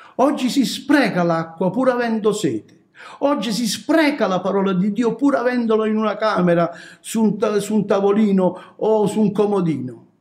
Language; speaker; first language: Italian; native; Italian